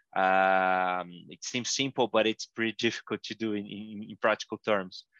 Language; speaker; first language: English; non-native, fluent; Portuguese